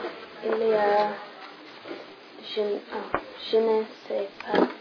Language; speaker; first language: French; non-native, learner; English